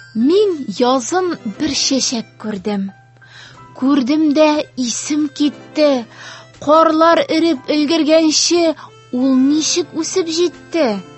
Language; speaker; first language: Tatar; native; Tatar